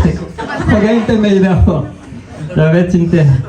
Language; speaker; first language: Swedish; non-native, fluent; French